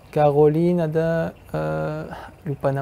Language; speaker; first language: Indonesian; non-native, fluent; French